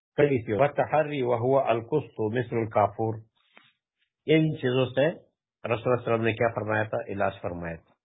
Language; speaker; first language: Urdu; non-native, local second language; Pashto